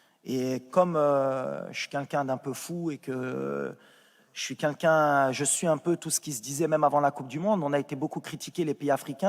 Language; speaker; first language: French; native; French